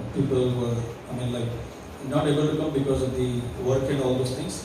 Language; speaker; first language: English; non-native, local second language; Kannada